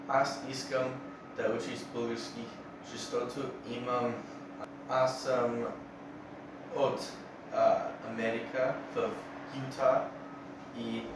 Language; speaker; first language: Bulgarian; early bilingual, heritage; English